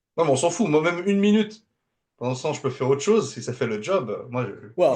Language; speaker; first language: French; native; French